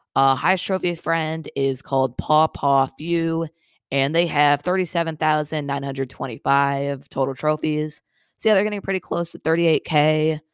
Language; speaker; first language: English; native; English